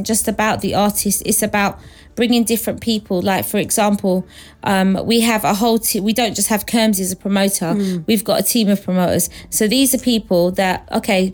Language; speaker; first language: English; non-native, local second language; Morisyen